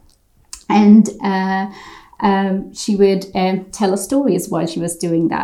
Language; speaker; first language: English; non-native, local second language; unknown